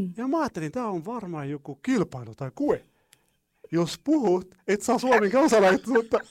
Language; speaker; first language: Finnish; non-native, fluent; Arabic